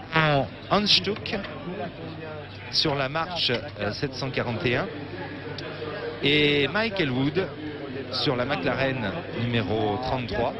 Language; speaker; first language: French; native; French